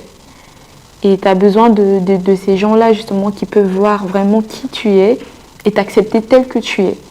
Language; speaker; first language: French; non-native, local second language; Sango